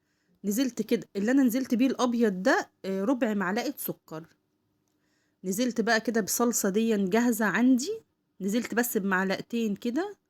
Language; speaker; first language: Arabic; native; Arabic